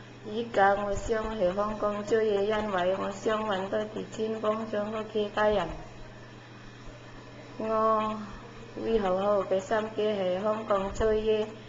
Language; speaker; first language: Cantonese; non-native, learner; Indonesian